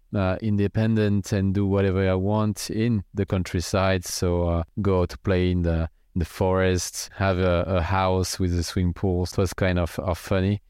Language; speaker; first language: English; non-native, fluent; French